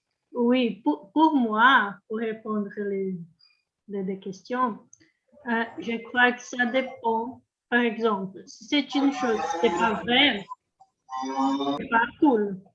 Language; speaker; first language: French; non-native, learner; Portuguese